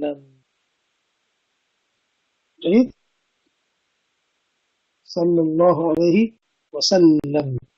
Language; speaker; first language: Arabic; non-native, fluent; English